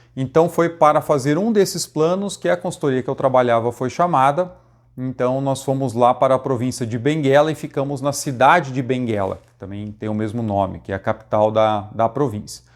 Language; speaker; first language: Portuguese; native; Portuguese